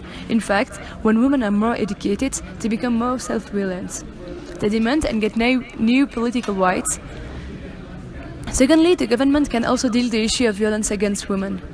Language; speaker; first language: English; non-native, fluent; French